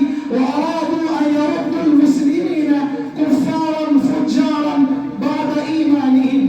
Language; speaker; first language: Arabic; non-native, learner; Urdu